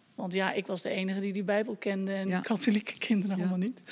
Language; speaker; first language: Dutch; native; Dutch